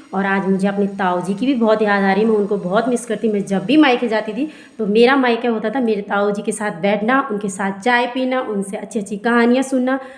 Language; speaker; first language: Hindi; non-native, local second language; Garhwali